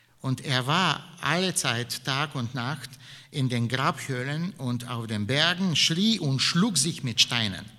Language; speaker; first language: German; non-native, fluent; Bulgarian